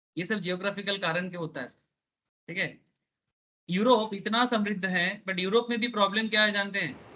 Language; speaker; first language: Hindi; non-native, local second language; Bangla